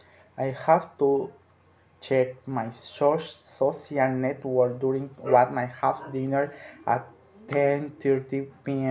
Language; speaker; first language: English; non-native, learner; Spanish